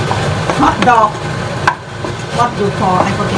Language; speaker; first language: English; non-native, learner; Thai